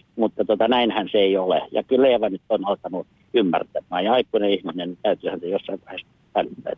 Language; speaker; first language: Finnish; native; Finnish